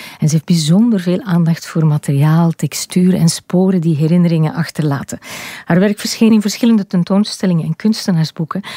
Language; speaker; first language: Dutch; native; Dutch